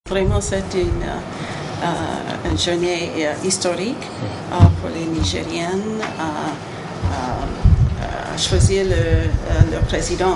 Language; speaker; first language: French; non-native, learner; English